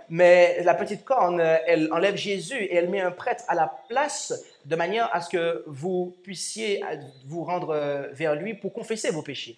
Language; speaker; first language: French; native; French